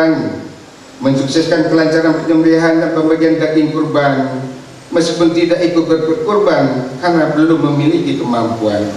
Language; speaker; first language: Indonesian; native; Indonesian